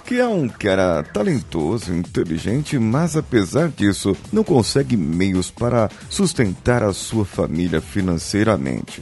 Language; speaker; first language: Portuguese; native; Portuguese